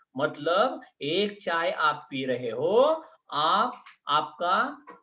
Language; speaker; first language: Hindi; non-native, local second language; Marathi